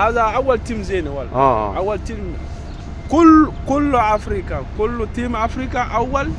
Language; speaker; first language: Arabic; non-native, learner; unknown